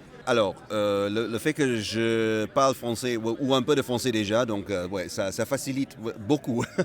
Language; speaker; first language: French; non-native, fluent; Malay